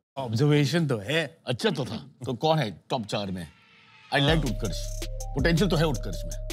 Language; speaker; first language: Hindi; non-native, local second language; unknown